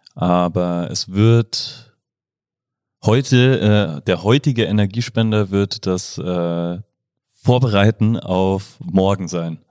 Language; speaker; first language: German; native; German